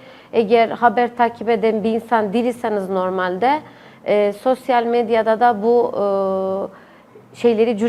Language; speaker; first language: Turkish; non-native, local second language; Albanian